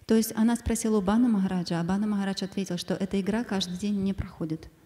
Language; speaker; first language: Russian; native; Russian